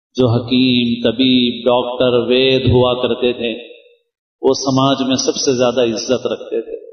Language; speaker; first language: Urdu; native; Urdu